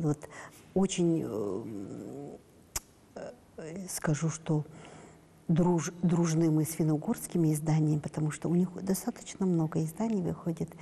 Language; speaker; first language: Russian; non-native, local second language; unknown